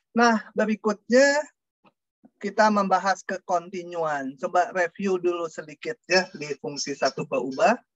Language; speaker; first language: Indonesian; non-native, local second language; Sundanese